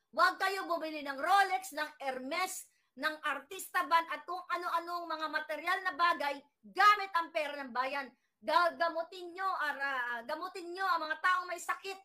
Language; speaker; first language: Filipino; native; Filipino